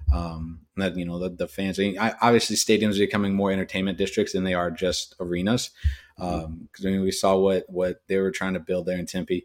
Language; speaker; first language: English; native; English